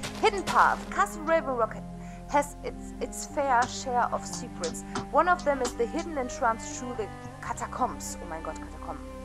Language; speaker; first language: English; non-native, learner; German